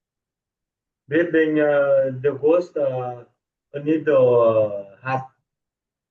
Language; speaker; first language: English; non-native, learner; Vietnamese